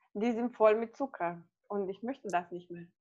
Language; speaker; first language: German; non-native, fluent; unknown